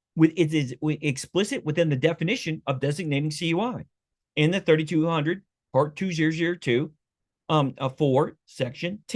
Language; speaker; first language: English; native; English